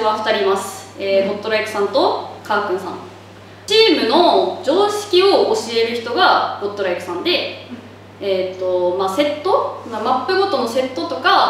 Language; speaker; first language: Japanese; native; Japanese